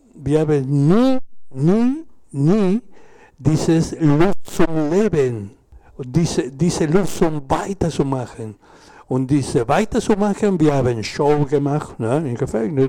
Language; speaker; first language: German; non-native, learner; Spanish